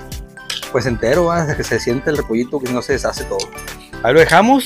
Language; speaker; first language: Spanish; native; Spanish